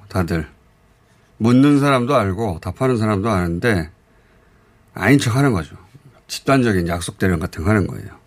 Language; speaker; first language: Korean; native; Korean